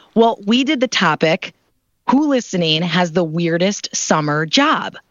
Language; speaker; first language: English; native; English